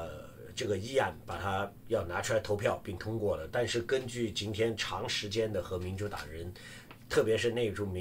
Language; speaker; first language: Chinese; native; Chinese